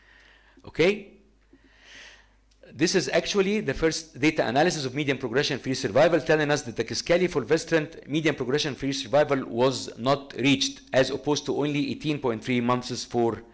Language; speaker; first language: English; non-native, fluent; Arabic